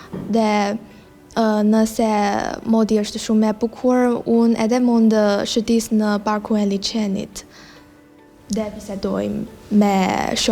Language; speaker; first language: Albanian; non-native, learner; Chinese